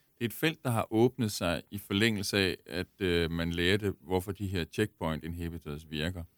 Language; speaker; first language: Danish; native; Danish